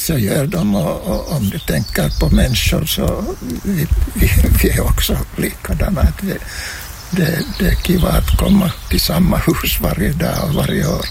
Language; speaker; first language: Swedish; non-native, local second language; Finnish